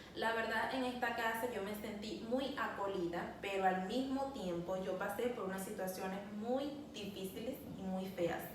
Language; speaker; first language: Spanish; native; Spanish